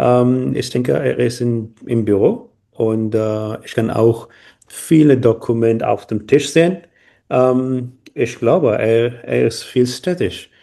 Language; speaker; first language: German; non-native, learner; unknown